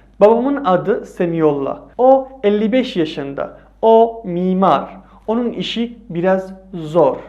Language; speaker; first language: Turkish; non-native, fluent; Persian